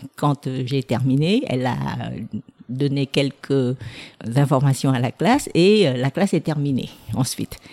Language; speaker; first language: French; non-native, fluent; Vietnamese